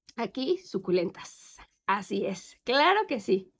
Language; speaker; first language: Spanish; native; Spanish